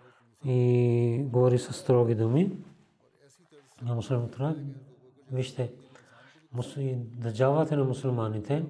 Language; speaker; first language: Bulgarian; non-native, learner; Urdu